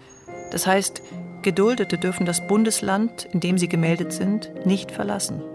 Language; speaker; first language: German; native; German